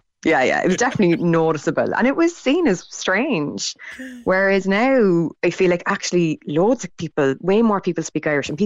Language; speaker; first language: English; non-native, local second language; Irish